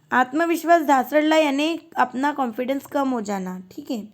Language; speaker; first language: Hindi; non-native, local second language; Marathi